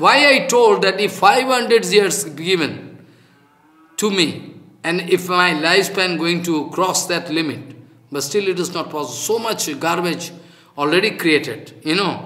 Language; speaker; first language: English; non-native, local second language; Bangla